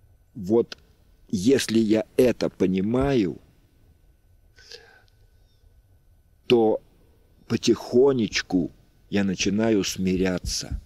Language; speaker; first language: Russian; native; Russian